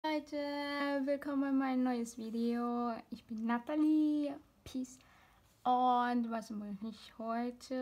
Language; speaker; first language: German; non-native, learner; Spanish